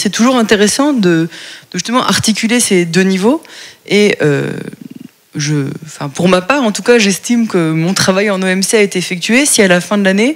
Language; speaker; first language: French; native; French